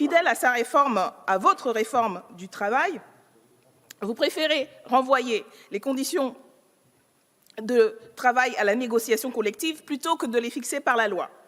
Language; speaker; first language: French; native; French